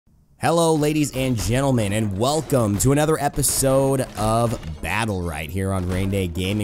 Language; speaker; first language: English; native; English